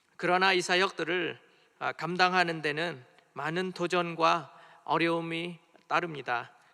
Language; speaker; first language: Korean; non-native, fluent; Vietnamese